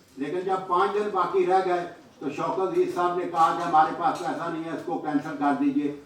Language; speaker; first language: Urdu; non-native, local second language; Punjabi